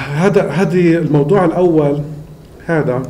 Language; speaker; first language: Arabic; native; Arabic